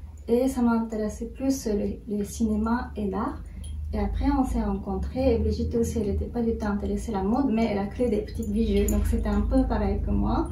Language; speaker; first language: French; non-native, fluent; Japanese